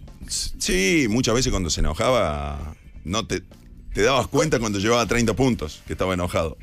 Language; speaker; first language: Spanish; native; Spanish